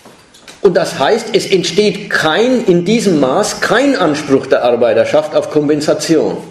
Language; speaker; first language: German; native; German